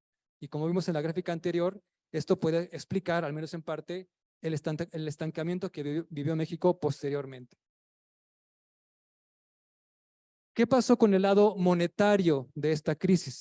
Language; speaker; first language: Spanish; native; Spanish